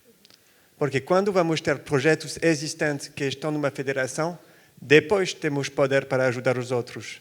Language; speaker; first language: Portuguese; non-native, fluent; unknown